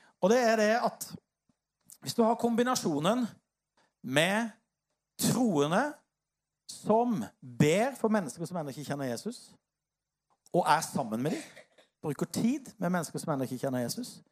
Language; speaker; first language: Norwegian; native; Norwegian